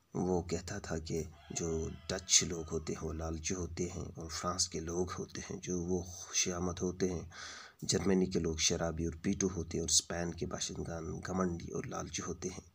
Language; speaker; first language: Hindi; native; Hindi